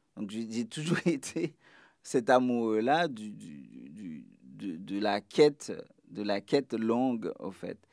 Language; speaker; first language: French; non-native, local second language; Haitian Creole